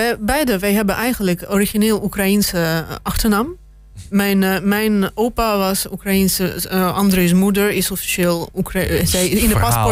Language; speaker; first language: Dutch; non-native, fluent; Russian